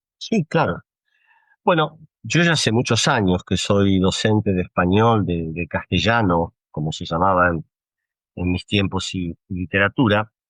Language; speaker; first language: Spanish; native; Spanish